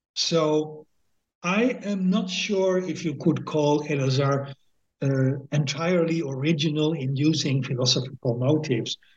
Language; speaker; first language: English; non-native, fluent; Dutch